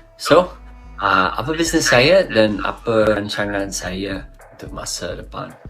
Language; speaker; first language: Malay; non-native, fluent; English